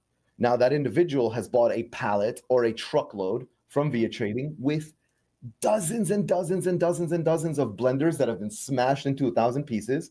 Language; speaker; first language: English; native; English